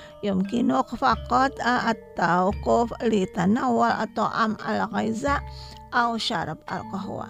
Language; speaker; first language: Arabic; non-native, fluent; Indonesian